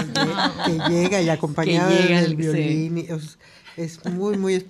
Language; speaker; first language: Spanish; native; Spanish